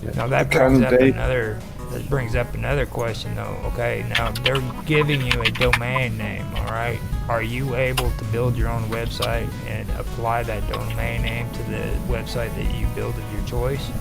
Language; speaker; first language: English; native; English